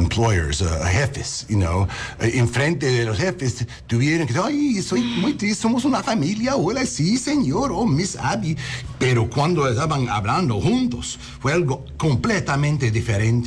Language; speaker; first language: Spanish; non-native, learner; English